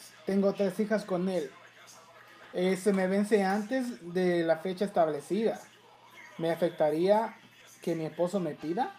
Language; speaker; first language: Spanish; native; Spanish